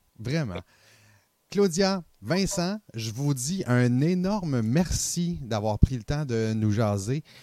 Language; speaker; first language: French; native; French